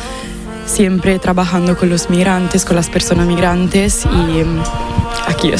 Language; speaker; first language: Spanish; non-native, fluent; Italian